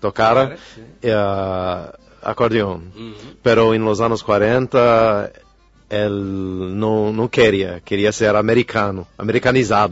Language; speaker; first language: Spanish; non-native, fluent; English